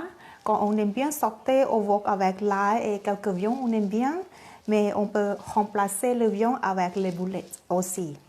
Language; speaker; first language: French; non-native, fluent; Thai